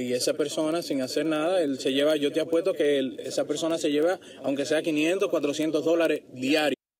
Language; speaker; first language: Spanish; native; Spanish